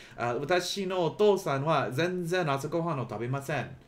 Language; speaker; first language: Japanese; non-native, fluent; English